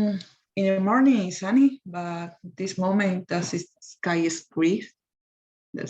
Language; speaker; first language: English; non-native, learner; Spanish